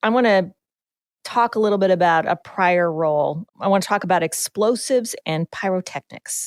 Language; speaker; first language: English; native; English